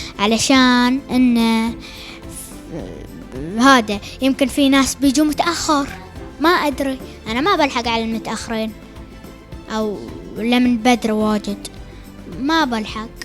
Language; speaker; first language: Arabic; native; Arabic